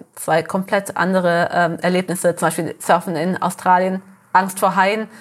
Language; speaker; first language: German; early bilingual, heritage; Portuguese